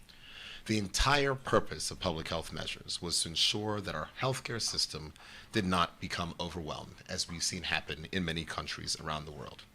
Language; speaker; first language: English; native; English